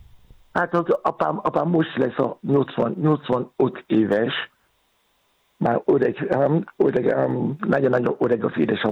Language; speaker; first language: Hungarian; non-native, fluent; Yoruba